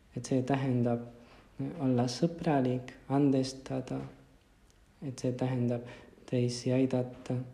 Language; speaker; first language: Estonian; non-native, fluent; Spanish